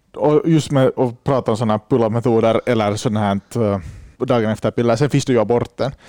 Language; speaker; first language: Swedish; native; Swedish